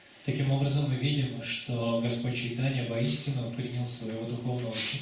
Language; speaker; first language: Russian; native; Russian